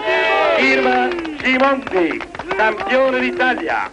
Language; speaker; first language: Italian; native; Italian